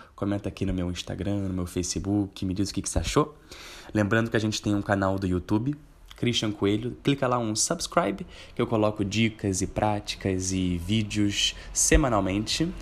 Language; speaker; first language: Portuguese; native; Portuguese